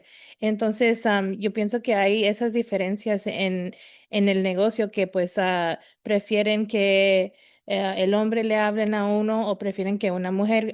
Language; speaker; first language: Spanish; early bilingual, heritage; Spanish